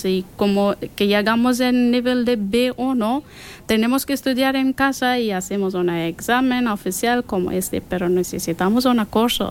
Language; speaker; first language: Spanish; non-native, learner; Persian